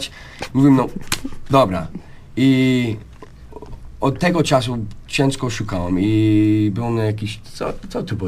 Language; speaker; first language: Polish; non-native, learner; English